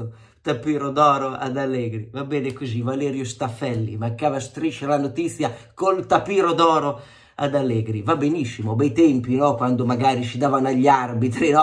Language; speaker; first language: Italian; native; Italian